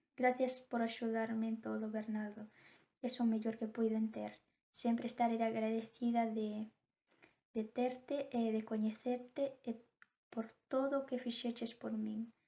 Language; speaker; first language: Galician; early bilingual, other home language; Indonesian